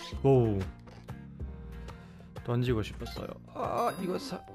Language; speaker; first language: Korean; non-native, learner; German